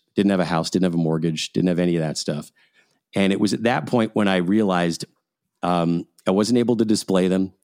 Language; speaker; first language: English; native; English